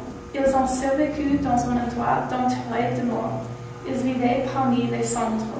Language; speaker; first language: French; non-native, learner; English